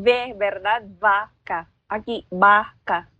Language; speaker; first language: Spanish; non-native, learner; Filipino